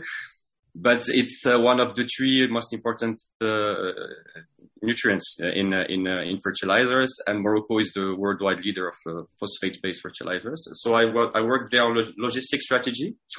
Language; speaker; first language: English; non-native, fluent; French